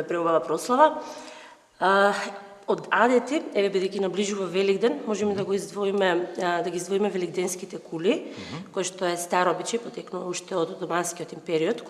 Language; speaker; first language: Macedonian; native; Macedonian